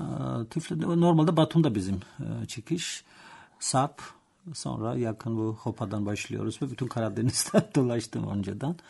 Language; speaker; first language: Turkish; non-native, learner; Georgian